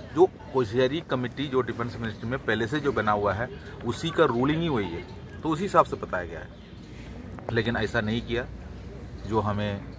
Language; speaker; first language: Hindi; non-native, local second language; Malayalam